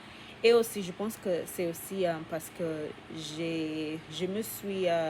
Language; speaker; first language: French; non-native, learner; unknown